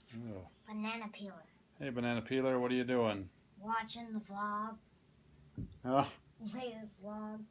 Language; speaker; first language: English; native; English